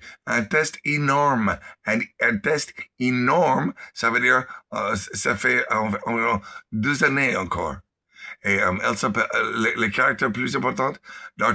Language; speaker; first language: French; non-native, learner; English